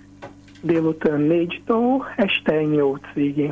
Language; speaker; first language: Hungarian; non-native, learner; Portuguese